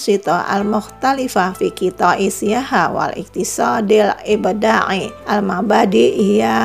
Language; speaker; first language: Arabic; non-native, fluent; Indonesian